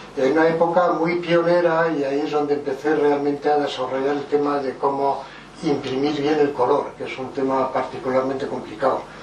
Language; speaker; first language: Spanish; early bilingual, other home language; French